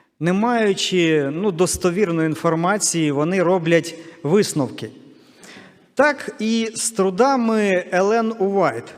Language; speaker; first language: Ukrainian; non-native, local second language; Russian